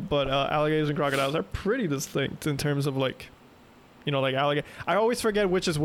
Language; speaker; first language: English; non-native, fluent; Spanish